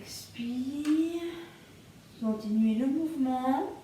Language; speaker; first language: French; native; French